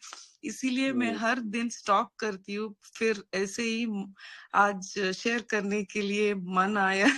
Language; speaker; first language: Hindi; non-native, local second language; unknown